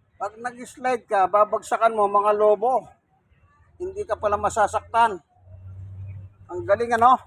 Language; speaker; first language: Filipino; native; Filipino